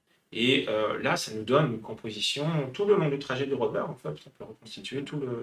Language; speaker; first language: French; native; French